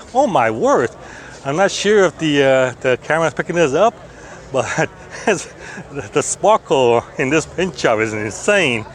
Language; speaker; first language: English; native; English